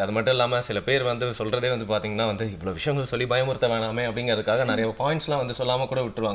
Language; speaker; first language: Tamil; native; Tamil